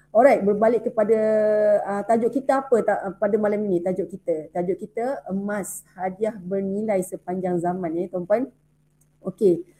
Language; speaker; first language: Malay; native; Malay